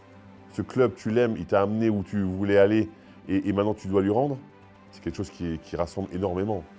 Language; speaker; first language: French; native; French